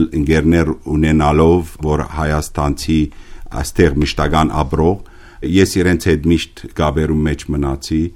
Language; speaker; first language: Armenian; early bilingual, heritage; Armenian